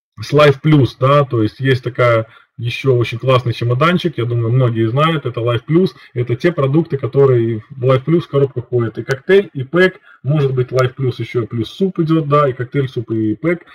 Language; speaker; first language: Russian; native; Russian